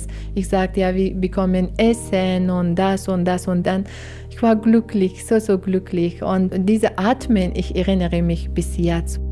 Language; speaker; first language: German; non-native, learner; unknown